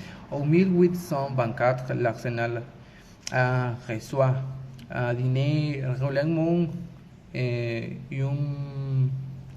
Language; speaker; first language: French; non-native, learner; Spanish